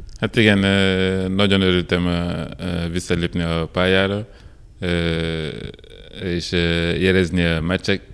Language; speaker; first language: Hungarian; non-native, learner; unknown